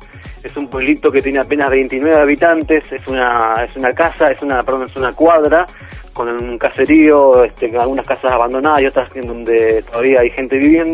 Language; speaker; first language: Spanish; native; Spanish